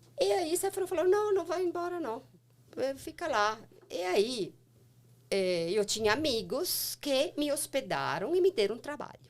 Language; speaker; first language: Portuguese; non-native, fluent; Italian